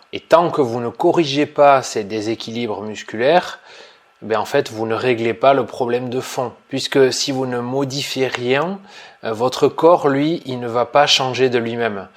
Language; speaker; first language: French; native; French